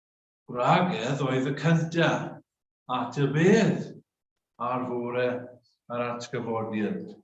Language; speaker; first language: Welsh; native; Welsh